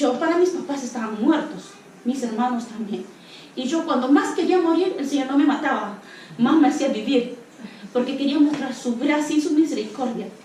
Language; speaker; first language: Spanish; non-native, local second language; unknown